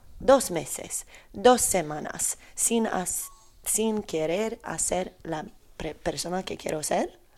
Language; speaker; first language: Spanish; non-native, learner; Polish